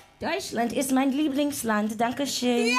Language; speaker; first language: German; non-native, learner; English